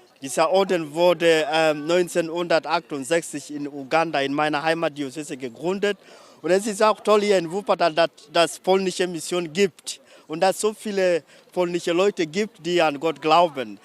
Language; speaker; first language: German; non-native, fluent; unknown